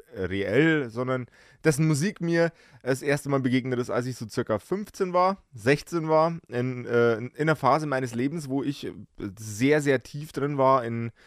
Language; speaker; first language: German; native; German